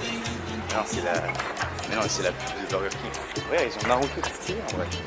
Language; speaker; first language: French; native; French